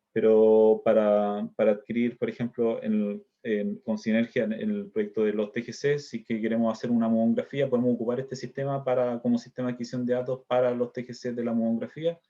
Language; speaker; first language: Spanish; native; Spanish